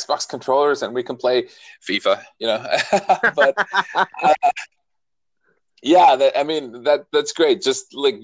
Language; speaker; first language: English; non-native, fluent; Spanish